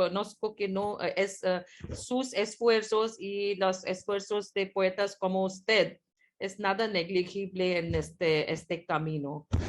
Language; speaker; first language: Spanish; non-native, fluent; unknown